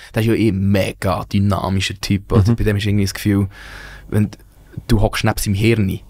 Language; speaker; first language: German; native; German